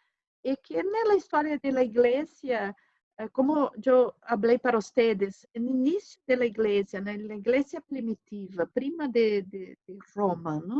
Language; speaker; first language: Spanish; non-native, fluent; Portuguese